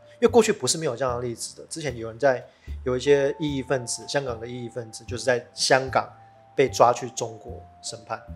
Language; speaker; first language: Chinese; native; Chinese